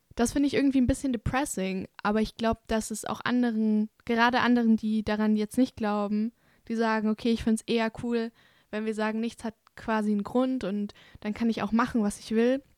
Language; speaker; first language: German; native; German